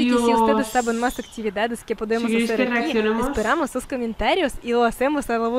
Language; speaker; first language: Spanish; non-native, fluent; Russian